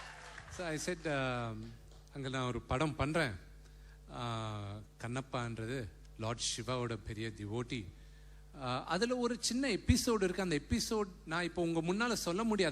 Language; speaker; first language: Tamil; non-native, local second language; Telugu